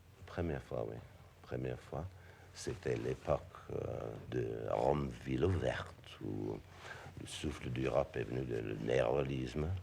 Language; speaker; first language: French; non-native, fluent; English